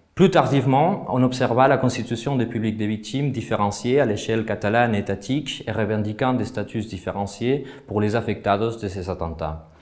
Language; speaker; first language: French; non-native, fluent; Spanish